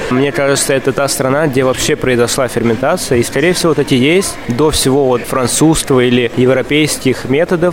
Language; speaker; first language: Russian; early bilingual, other home language; Uzbek